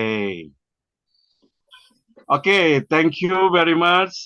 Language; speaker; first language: English; non-native, learner; Indonesian